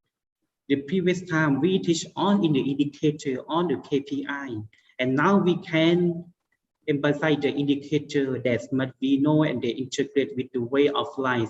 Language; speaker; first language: English; non-native, learner; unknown